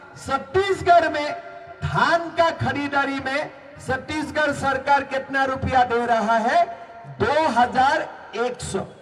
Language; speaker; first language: Hindi; non-native, local second language; Assamese